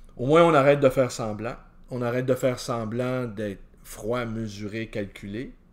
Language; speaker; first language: French; native; French